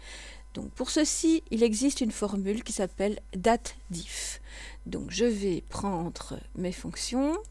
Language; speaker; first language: French; native; French